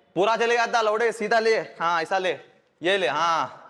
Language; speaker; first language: Hindi; non-native, local second language; Telugu